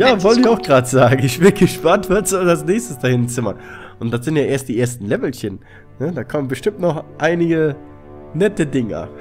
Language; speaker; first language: German; native; German